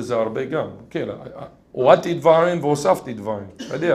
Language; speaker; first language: Hebrew; non-native, fluent; English